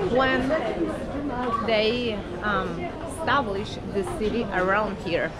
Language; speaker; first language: English; non-native, fluent; Spanish